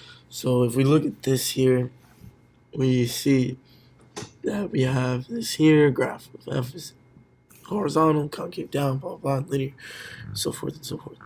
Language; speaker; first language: English; native; English